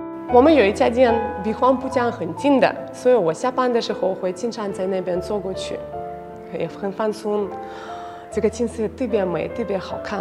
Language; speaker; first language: Chinese; non-native, fluent; Russian